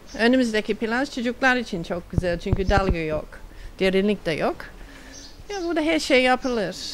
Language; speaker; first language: Turkish; non-native, fluent; English